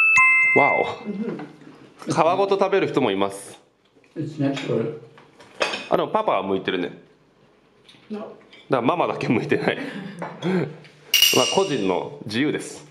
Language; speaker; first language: Japanese; native; Japanese